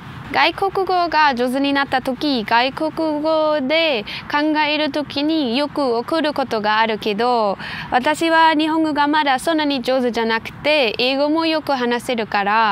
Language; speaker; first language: Japanese; non-native, learner; German